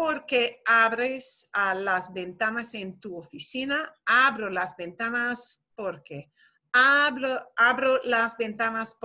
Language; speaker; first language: Spanish; non-native, fluent; English